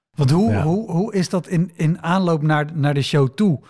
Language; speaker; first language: Dutch; native; Dutch